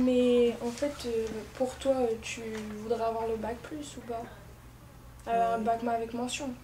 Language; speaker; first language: French; native; French